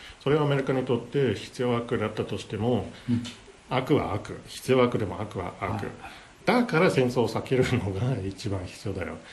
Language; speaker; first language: Japanese; non-native, fluent; English